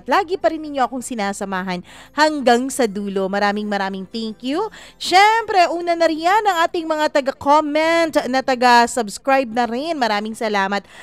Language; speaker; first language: Filipino; non-native, local second language; Cebuano